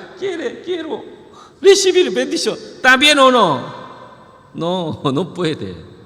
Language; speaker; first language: Spanish; non-native, learner; Korean